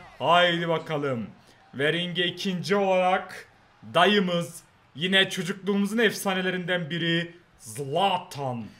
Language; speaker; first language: Turkish; native; Turkish